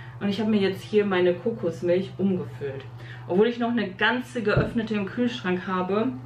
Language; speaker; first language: German; early bilingual, other home language; Polish